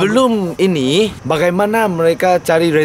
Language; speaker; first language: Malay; non-native, local second language; Chinese